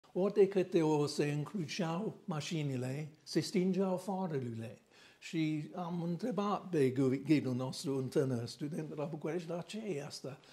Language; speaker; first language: Romanian; non-native, fluent; English